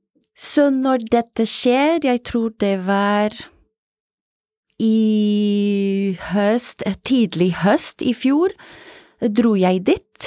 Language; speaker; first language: Norwegian; non-native, fluent; Italian